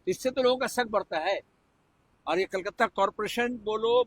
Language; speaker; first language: Hindi; non-native, local second language; Bangla